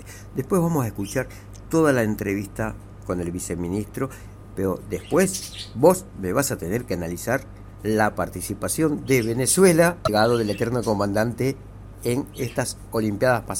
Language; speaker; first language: Spanish; native; Spanish